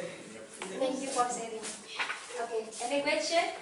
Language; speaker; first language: English; non-native, learner; Indonesian